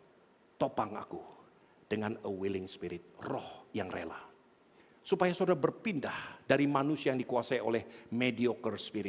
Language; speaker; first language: Indonesian; native; Indonesian